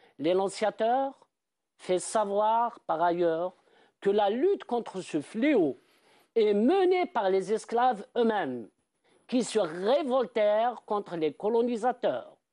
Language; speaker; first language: French; non-native, local second language; Arabic